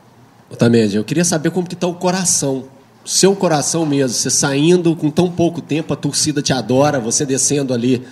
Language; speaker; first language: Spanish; non-native, learner; Portuguese